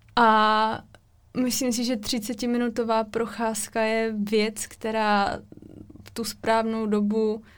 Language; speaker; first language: Czech; native; Czech